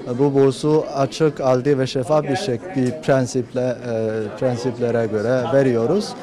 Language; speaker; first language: Turkish; non-native, fluent; Chinese